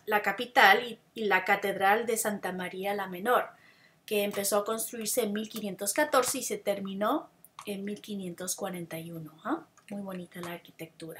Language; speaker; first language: Spanish; non-native, fluent; English